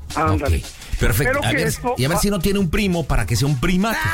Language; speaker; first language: Spanish; native; Spanish